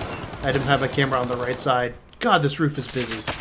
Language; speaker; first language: English; native; English